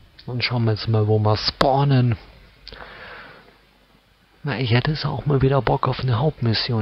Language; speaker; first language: German; native; German